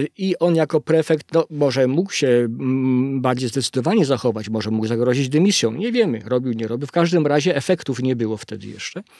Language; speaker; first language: Polish; native; Polish